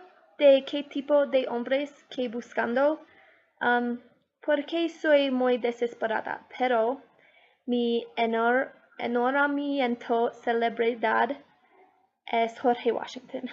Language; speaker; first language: Spanish; non-native, learner; English